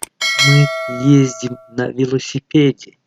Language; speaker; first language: Russian; non-native, fluent; Tajik